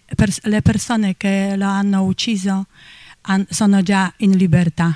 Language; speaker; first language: Italian; non-native, fluent; Polish